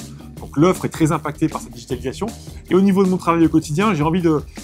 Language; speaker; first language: French; native; French